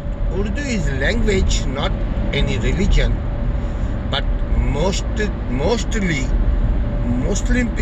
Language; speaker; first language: English; non-native, fluent; Urdu